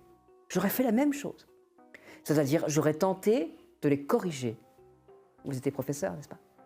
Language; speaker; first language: French; native; French